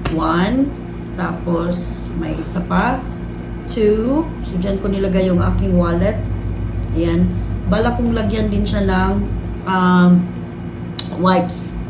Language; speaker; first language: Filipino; non-native, local second language; Cebuano